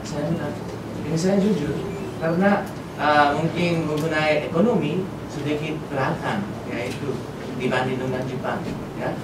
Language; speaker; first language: Indonesian; non-native, fluent; Japanese